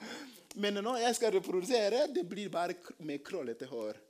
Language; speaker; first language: Norwegian; non-native, fluent; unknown